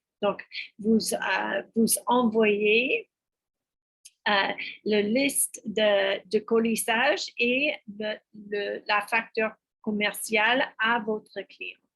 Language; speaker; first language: French; non-native, fluent; English